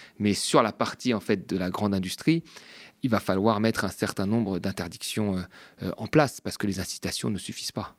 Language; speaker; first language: French; native; French